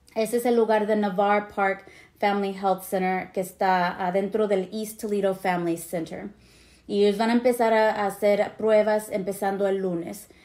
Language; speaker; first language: Spanish; early bilingual, heritage; Spanish